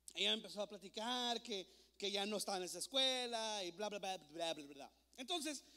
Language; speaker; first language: Spanish; native; Spanish